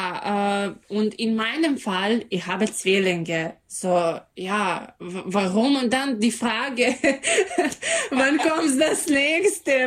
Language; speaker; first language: German; non-native, learner; Serbian